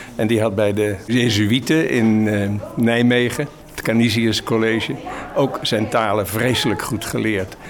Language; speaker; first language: Dutch; native; Dutch